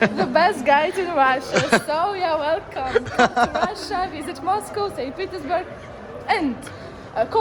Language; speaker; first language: English; non-native, learner; Russian